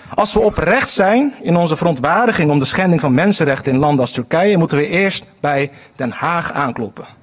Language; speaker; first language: Dutch; early bilingual, other home language; Turkish